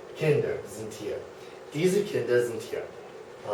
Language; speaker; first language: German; non-native, fluent; English